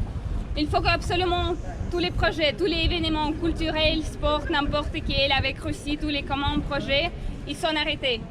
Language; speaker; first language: French; non-native, learner; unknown